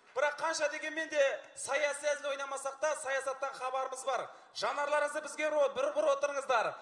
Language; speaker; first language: Kazakh; native; Kazakh